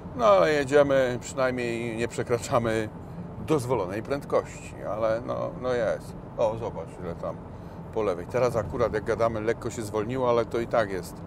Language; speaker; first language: Polish; native; Polish